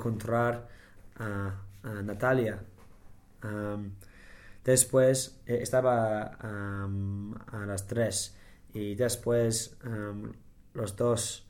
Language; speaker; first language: Spanish; non-native, learner; English